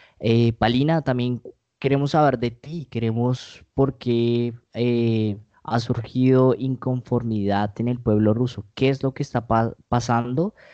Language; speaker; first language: Spanish; native; Spanish